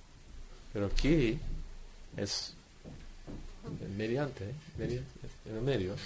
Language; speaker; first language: Spanish; non-native, fluent; English